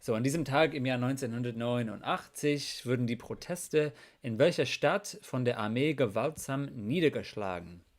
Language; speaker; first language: German; non-native, fluent; English